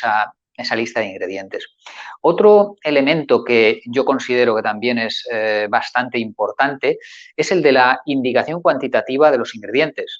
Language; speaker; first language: Spanish; native; Spanish